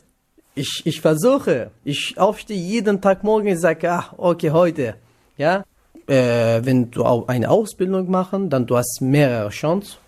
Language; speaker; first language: German; non-native, learner; Kurdish